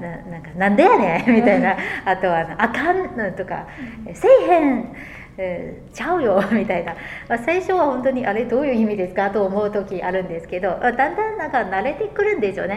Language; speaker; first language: Japanese; non-native, fluent; Chinese